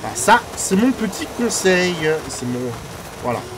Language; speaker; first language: French; native; French